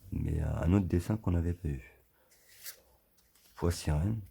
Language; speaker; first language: French; native; French